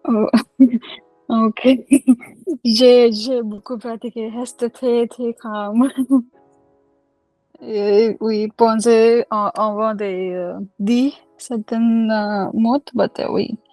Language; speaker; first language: French; non-native, learner; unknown